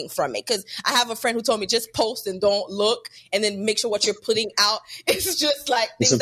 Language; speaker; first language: English; non-native, fluent; French